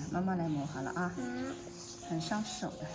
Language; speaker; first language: Chinese; native; Chinese